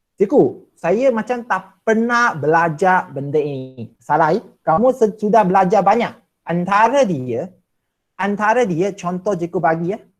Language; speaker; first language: Malay; non-native, local second language; Chinese